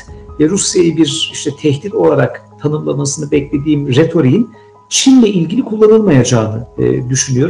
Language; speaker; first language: Turkish; native; Turkish